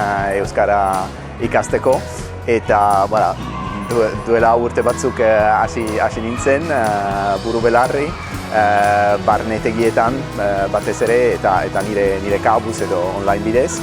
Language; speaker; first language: Basque; non-native, fluent; Italian